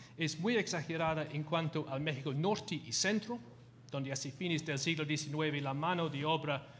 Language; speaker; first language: Spanish; non-native, fluent; English